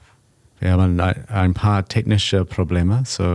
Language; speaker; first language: German; non-native, learner; English